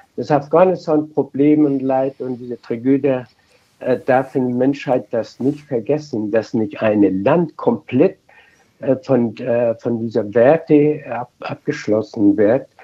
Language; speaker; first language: German; non-native, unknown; Persian